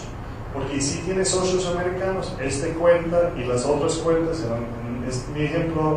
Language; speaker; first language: Spanish; non-native, fluent; English